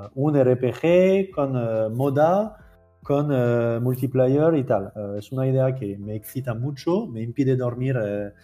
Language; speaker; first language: Spanish; non-native, fluent; French